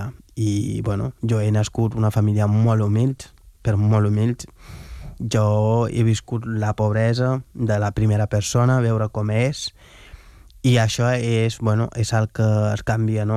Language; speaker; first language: Catalan; non-native, fluent; Wolof